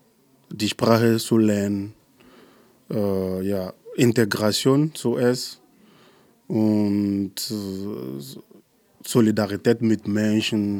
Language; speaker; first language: German; non-native, learner; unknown